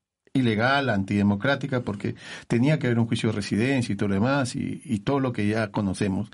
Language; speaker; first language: Spanish; native; Spanish